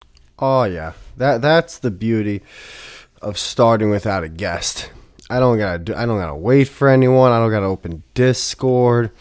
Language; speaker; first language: English; native; English